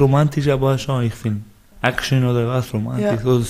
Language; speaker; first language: German; non-native, learner; Persian